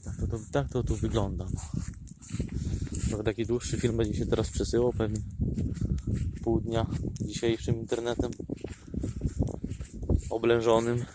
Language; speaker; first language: Polish; native; Polish